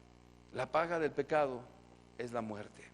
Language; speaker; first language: Spanish; native; Spanish